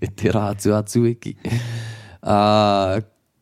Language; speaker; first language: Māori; non-native, local second language; English